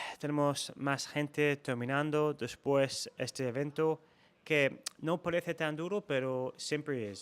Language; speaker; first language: Spanish; non-native, learner; English